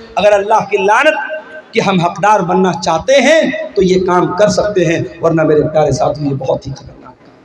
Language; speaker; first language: Urdu; native; Urdu